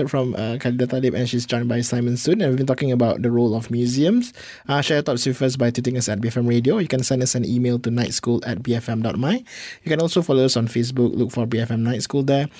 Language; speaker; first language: English; non-native, local second language; Malay